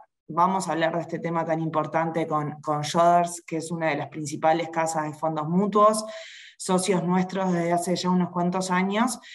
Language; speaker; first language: Spanish; native; Spanish